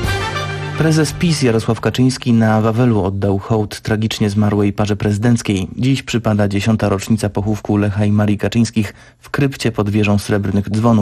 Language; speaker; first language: Polish; native; Polish